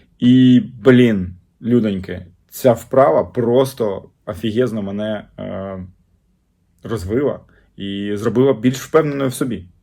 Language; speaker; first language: Ukrainian; non-native, local second language; Russian